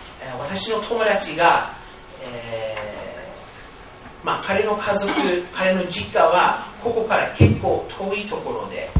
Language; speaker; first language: Japanese; non-native, fluent; English